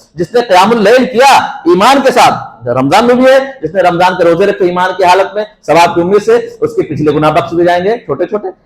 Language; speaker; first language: Urdu; native; Urdu